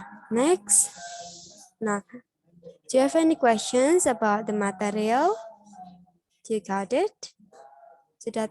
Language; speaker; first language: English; non-native, learner; Indonesian